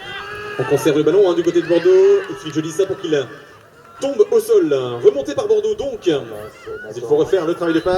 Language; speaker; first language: French; native; French